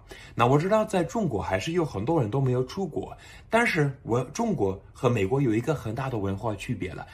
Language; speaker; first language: Chinese; non-native, fluent; English